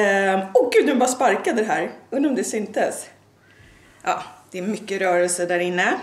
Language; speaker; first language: Swedish; native; Swedish